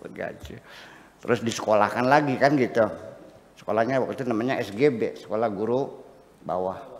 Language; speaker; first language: Indonesian; non-native, local second language; Javanese